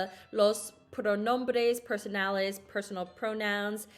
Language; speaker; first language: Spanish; non-native, learner; English